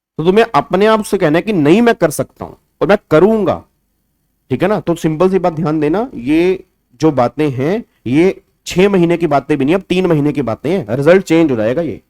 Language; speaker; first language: Hindi; native; Hindi